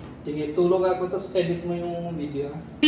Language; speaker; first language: Filipino; non-native, learner; Punjabi